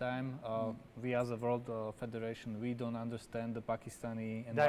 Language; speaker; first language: English; non-native, learner; Slovak